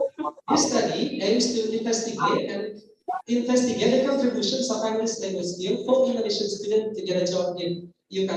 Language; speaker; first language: English; non-native, fluent; Indonesian